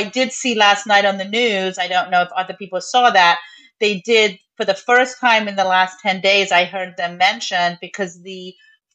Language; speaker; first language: English; native; English